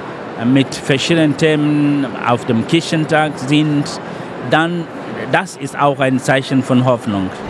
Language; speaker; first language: German; non-native, fluent; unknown